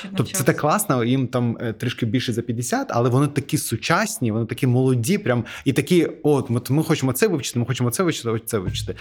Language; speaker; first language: Ukrainian; non-native, fluent; Azerbaijani